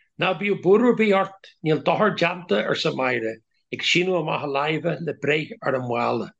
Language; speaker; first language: Irish; non-native, local second language; English